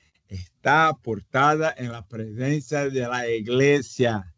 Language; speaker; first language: Spanish; non-native, fluent; Portuguese